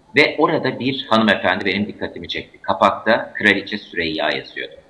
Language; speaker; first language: Turkish; native; Turkish